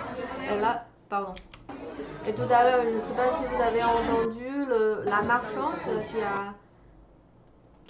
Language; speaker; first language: French; non-native, fluent; Chinese